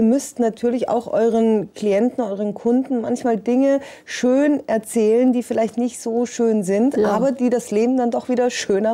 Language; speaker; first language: German; native; German